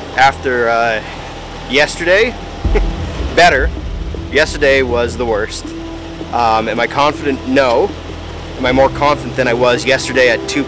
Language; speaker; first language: English; native; English